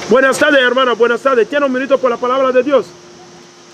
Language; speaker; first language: Spanish; non-native, learner; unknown